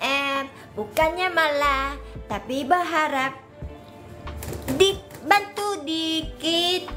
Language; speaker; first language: Indonesian; non-native, learner; Vietnamese